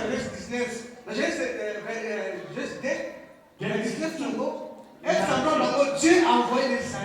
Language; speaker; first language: French; non-native, local second language; Lingala